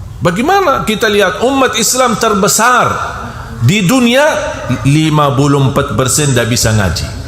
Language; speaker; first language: Malay; non-native, fluent; Arabic